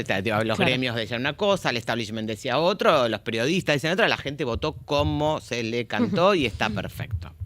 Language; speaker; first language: Spanish; native; Spanish